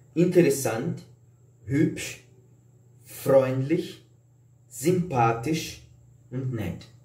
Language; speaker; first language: German; non-native, fluent; Portuguese